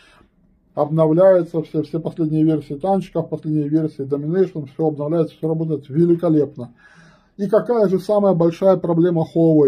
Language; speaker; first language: Russian; native; Russian